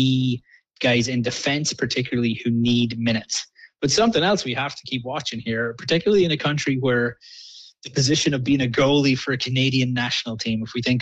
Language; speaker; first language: English; native; English